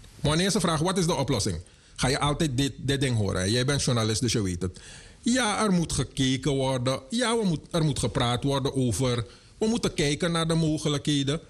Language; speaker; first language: Dutch; native; Dutch